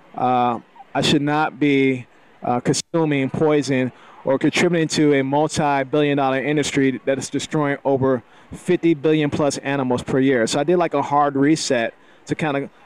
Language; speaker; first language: English; native; English